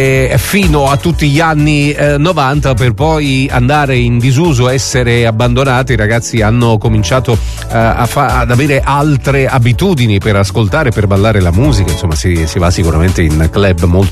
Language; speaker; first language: Italian; native; Italian